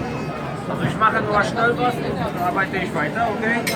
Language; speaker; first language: German; non-native, fluent; Polish